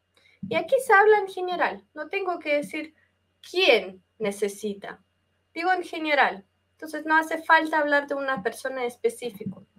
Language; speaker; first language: Spanish; non-native, fluent; Russian